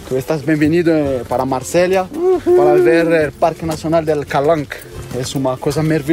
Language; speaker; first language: Spanish; non-native, learner; French